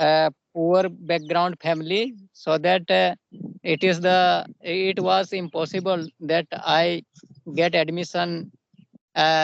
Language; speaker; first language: English; non-native, local second language; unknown